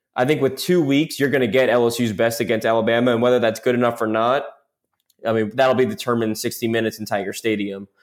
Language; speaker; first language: English; native; English